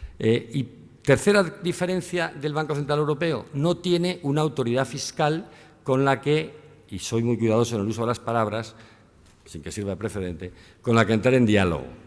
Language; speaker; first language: Spanish; native; Spanish